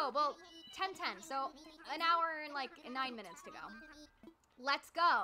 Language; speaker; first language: English; native; English